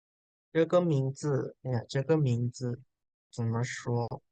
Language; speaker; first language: Chinese; non-native, fluent; Indonesian